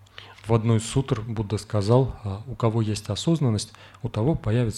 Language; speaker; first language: Russian; native; Russian